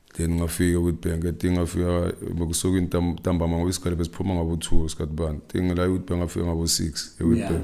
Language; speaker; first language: Zulu; non-native, local second language; Northern Sotho